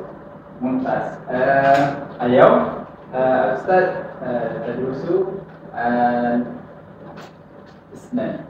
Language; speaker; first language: Arabic; non-native, learner; Malay